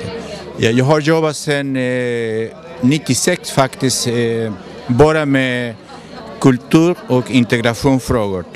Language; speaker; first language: Swedish; non-native, fluent; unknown